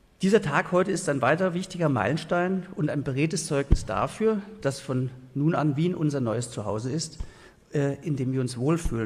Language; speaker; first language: German; native; German